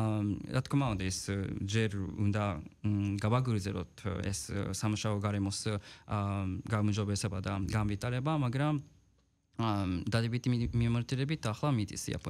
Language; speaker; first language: Georgian; non-native, fluent; Japanese